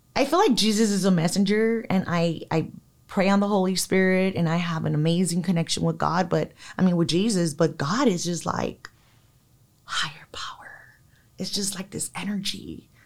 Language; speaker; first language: English; native; English